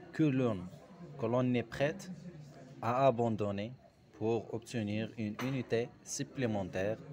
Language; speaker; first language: French; non-native, local second language; Arabic